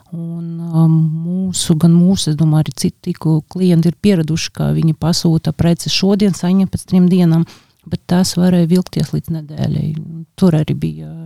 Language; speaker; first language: Latvian; non-native, local second language; Russian